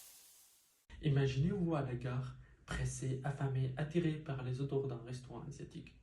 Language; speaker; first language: French; non-native, learner; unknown